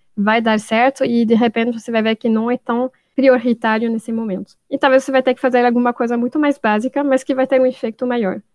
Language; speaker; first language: Portuguese; non-native, fluent; French